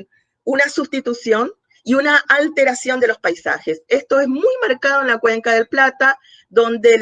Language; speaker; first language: Spanish; native; Spanish